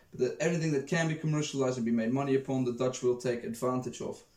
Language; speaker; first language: English; non-native, fluent; Dutch